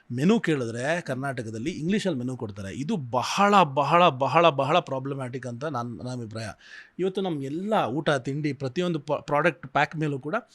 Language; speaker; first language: Kannada; native; Kannada